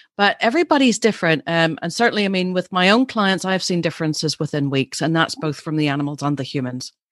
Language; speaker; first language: English; native; English